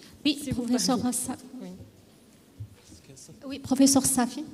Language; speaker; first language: French; non-native, local second language; Arabic